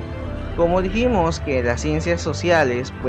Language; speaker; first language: Spanish; native; Spanish